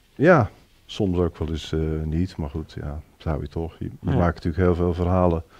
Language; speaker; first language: Dutch; native; Dutch